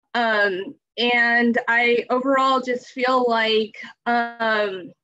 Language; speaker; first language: English; native; English